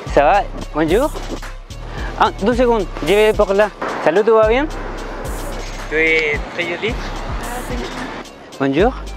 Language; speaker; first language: French; non-native, learner; Spanish